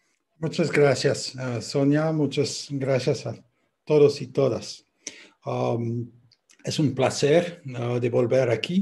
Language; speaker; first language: Spanish; non-native, fluent; French